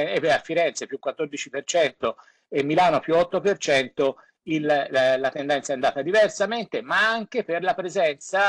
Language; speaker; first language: Italian; native; Italian